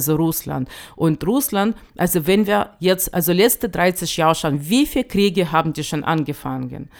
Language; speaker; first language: German; non-native, fluent; Ukrainian